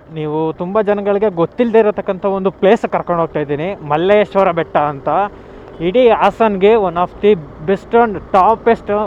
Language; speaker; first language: Kannada; native; Kannada